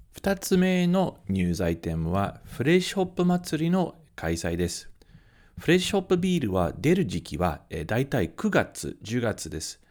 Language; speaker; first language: Japanese; early bilingual, heritage; Japanese